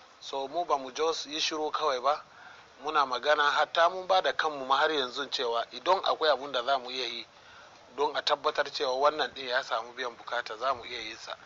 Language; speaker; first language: Hausa; non-native, local second language; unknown